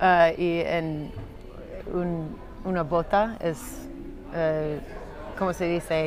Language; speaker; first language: Spanish; non-native, learner; English